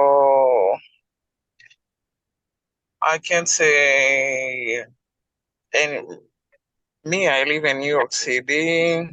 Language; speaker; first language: English; non-native, learner; Haitian Creole